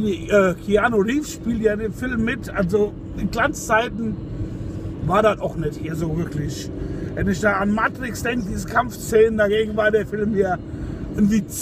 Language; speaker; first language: German; native; German